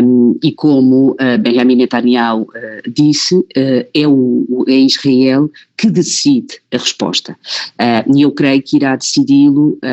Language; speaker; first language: Portuguese; native; Portuguese